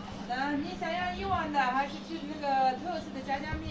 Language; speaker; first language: Chinese; native; Chinese